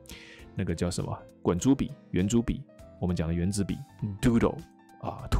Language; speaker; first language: Chinese; native; Chinese